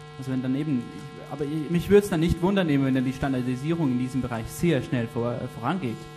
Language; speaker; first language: German; native; German